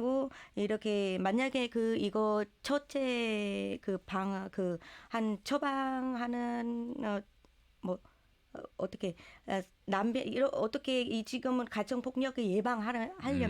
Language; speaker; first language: Korean; non-native, learner; Vietnamese